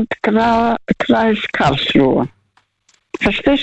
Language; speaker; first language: German; non-native, fluent; Russian